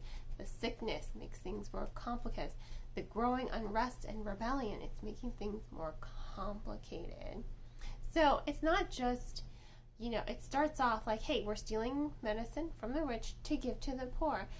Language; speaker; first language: English; native; English